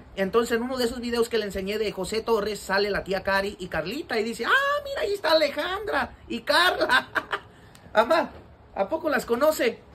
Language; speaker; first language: Spanish; native; Spanish